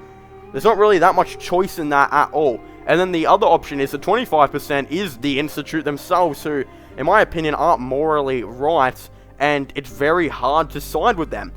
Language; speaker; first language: English; native; English